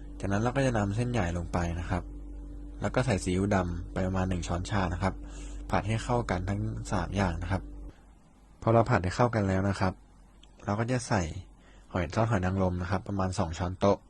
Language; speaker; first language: Thai; native; Thai